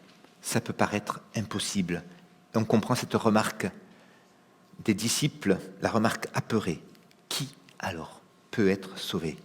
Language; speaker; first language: French; native; French